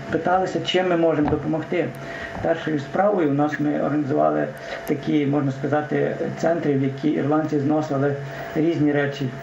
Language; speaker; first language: Ukrainian; native; Ukrainian